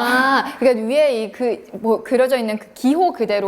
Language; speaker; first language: Korean; native; Korean